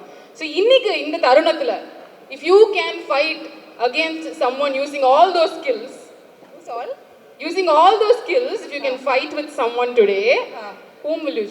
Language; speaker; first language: Tamil; native; Tamil